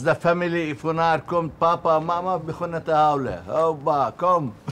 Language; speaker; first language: Dutch; non-native, learner; Arabic